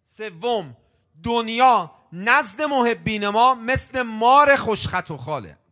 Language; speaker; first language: Persian; native; Persian